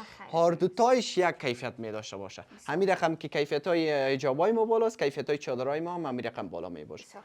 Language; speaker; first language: Persian; native; Persian